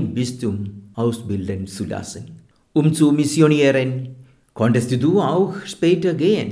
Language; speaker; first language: German; non-native, fluent; Malayalam